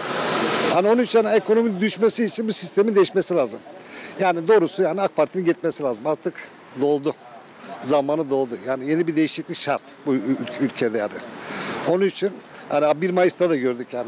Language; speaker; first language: Turkish; native; Turkish